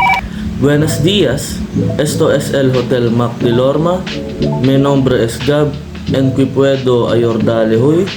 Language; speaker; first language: Spanish; non-native, learner; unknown